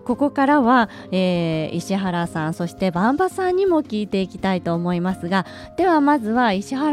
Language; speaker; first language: Japanese; native; Japanese